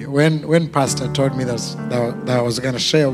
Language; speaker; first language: English; non-native, local second language; Ganda